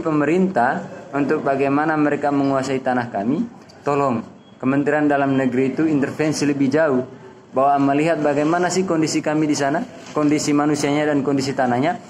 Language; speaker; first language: Indonesian; native; Indonesian